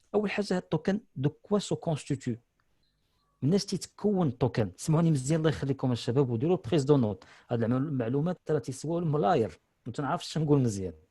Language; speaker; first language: Arabic; native; Arabic